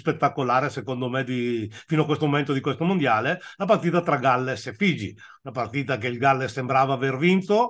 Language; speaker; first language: Italian; native; Italian